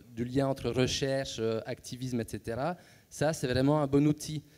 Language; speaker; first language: French; native; French